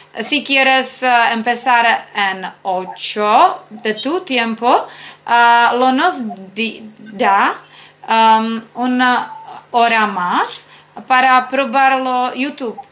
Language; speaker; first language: Spanish; non-native, learner; Czech